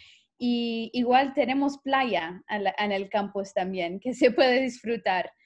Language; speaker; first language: Spanish; non-native, fluent; English